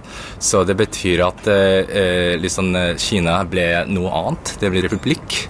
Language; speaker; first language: Norwegian; early bilingual, other home language; Cantonese